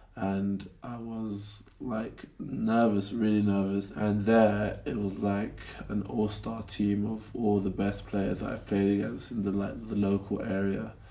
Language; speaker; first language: English; native; English